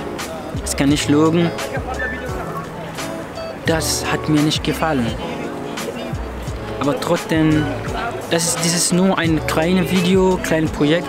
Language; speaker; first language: German; non-native, learner; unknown